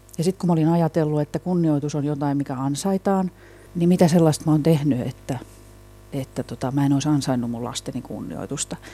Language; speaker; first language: Finnish; native; Finnish